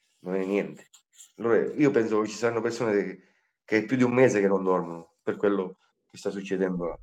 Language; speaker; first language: Italian; native; Italian